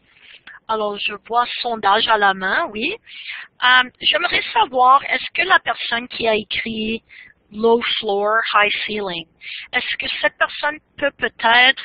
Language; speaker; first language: French; non-native, fluent; English